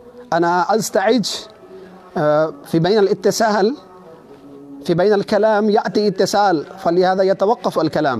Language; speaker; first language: Arabic; non-native, fluent; Urdu